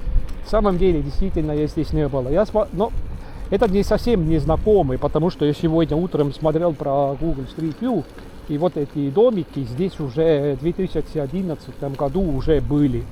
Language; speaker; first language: Russian; non-native, local second language; Estonian